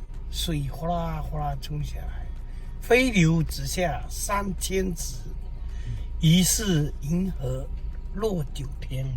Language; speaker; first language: Chinese; native; Chinese